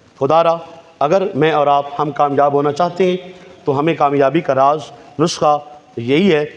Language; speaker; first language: Urdu; non-native, local second language; Punjabi